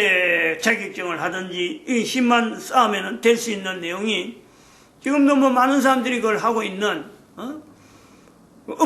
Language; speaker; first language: Korean; native; Korean